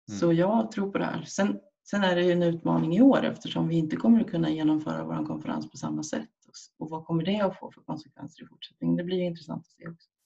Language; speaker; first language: Swedish; native; Swedish